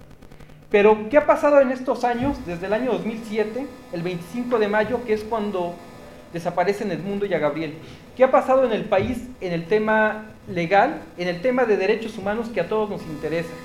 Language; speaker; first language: Spanish; native; Spanish